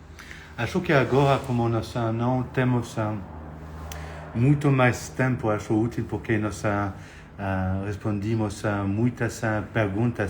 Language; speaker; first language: Portuguese; non-native, fluent; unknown